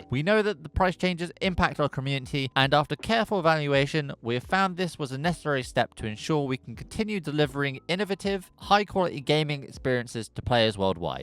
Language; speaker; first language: English; native; English